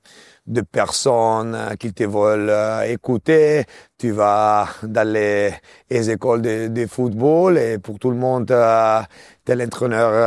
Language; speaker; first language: French; non-native, local second language; Italian